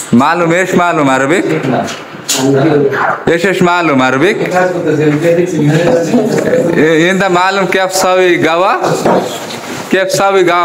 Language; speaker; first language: Arabic; non-native, learner; Bangla